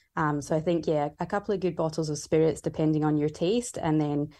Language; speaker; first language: English; native; English